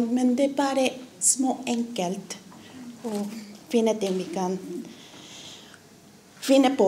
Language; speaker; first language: Norwegian; non-native, learner; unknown